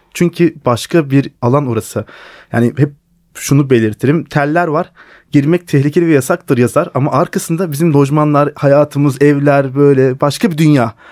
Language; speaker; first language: Turkish; native; Turkish